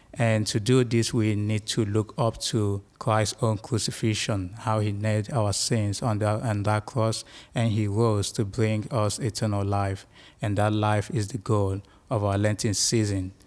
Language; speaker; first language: English; non-native, local second language; Igbo